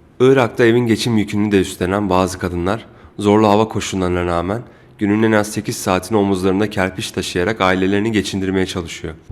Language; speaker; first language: Turkish; native; Turkish